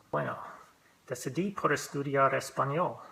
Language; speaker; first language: Spanish; non-native, learner; English